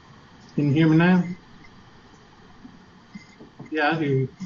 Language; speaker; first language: English; native; English